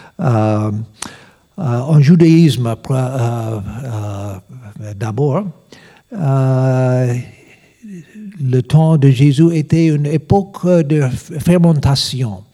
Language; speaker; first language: French; non-native, learner; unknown